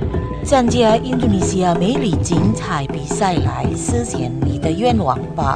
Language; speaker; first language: Chinese; non-native, fluent; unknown